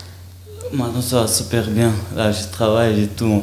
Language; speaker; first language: French; non-native, learner; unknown